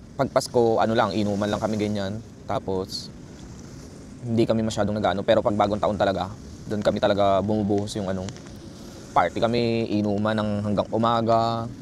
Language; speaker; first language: Filipino; native; Filipino